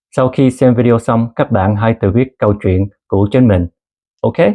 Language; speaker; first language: Vietnamese; early bilingual, heritage; Vietnamese